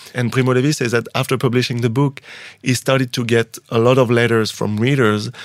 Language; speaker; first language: English; non-native, fluent; French